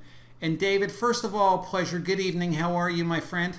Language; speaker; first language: English; native; English